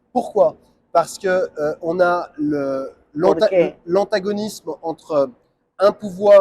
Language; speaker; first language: French; native; French